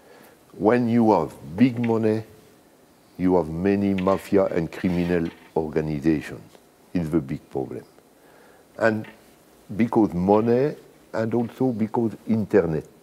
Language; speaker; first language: English; non-native, learner; French